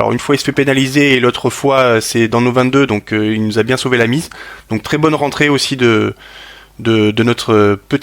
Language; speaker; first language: French; native; French